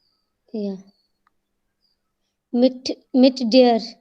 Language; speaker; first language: German; non-native, learner; Hindi